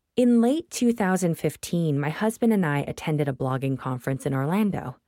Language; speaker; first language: English; non-native, local second language; Tamil